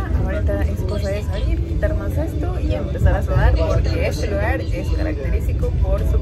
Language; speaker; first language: Spanish; native; Spanish